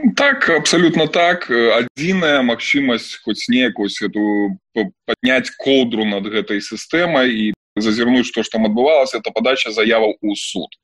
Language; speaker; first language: Belarusian; non-native, local second language; Russian